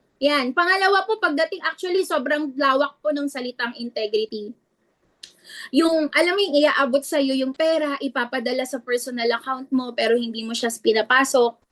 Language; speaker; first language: Filipino; non-native, local second language; Iloko